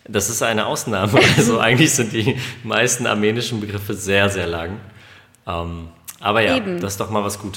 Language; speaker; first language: German; early bilingual, other home language; Armenian